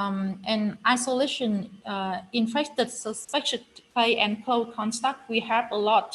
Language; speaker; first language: English; non-native, fluent; Vietnamese